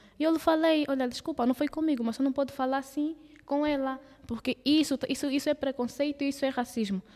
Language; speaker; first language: Portuguese; native; Portuguese